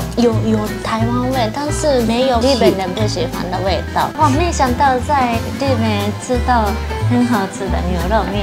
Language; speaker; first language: Chinese; non-native, fluent; Japanese